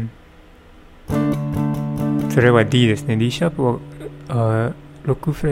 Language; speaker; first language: Japanese; non-native, learner; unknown